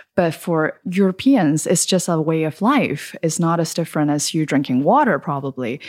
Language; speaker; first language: English; early bilingual, other home language; Chinese